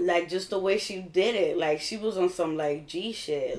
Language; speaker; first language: English; early bilingual, other home language; Spanish